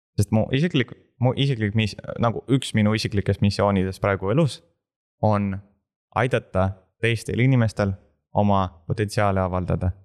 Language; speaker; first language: Estonian; non-native, local second language; Russian